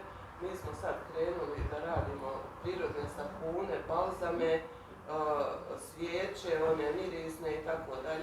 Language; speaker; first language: Bosnian; native; Bosnian